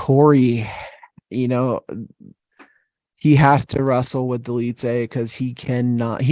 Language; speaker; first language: English; native; English